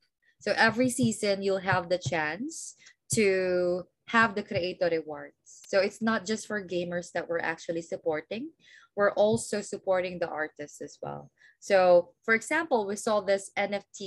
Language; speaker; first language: English; non-native, local second language; Filipino